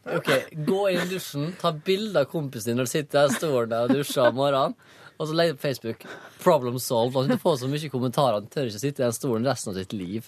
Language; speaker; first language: Norwegian; native; Norwegian